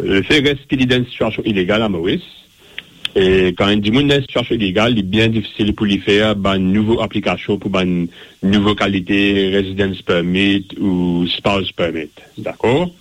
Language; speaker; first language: French; non-native, local second language; Morisyen